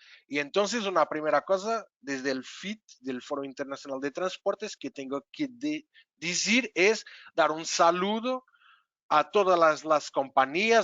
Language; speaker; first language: Spanish; non-native, fluent; Portuguese